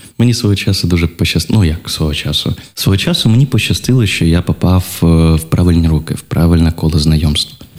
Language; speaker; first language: Ukrainian; non-native, local second language; Russian